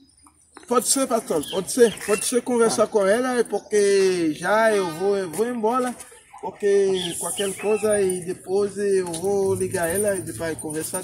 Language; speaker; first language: Portuguese; non-native, learner; Haitian Creole